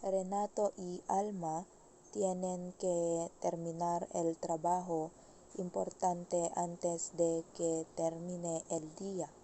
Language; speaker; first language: Spanish; non-native, learner; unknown